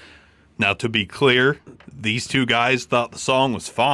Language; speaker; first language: English; native; English